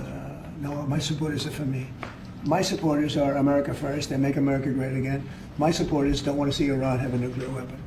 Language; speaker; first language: English; native; English